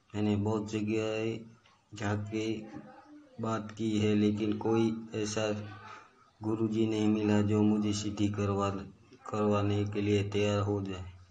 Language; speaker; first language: Hindi; non-native, local second language; Gujarati